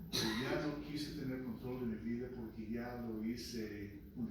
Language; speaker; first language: Spanish; non-native, local second language; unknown